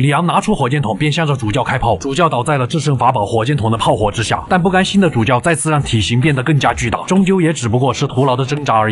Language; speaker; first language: Chinese; native; Chinese